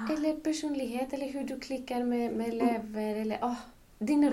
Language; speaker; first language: Swedish; non-native, fluent; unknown